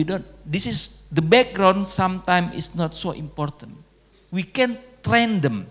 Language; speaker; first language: English; non-native, local second language; Indonesian